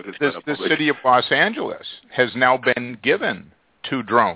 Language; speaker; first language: English; native; English